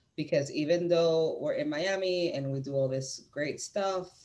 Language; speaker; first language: English; non-native, fluent; Spanish